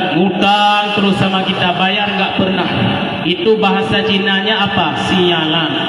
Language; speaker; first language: Malay; non-native, local second language; Achinese